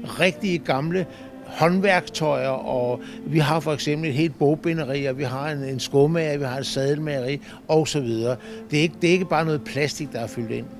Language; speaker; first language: Danish; native; Danish